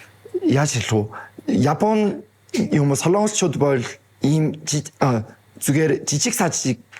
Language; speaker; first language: Mongolian; non-native, fluent; Korean